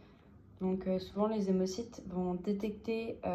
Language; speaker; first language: French; native; French